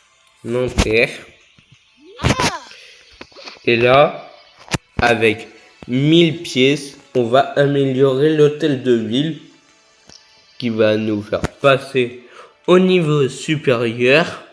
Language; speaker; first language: French; native; French